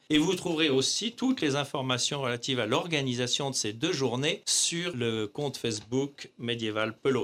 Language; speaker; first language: French; native; French